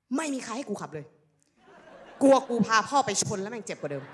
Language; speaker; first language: Thai; native; Thai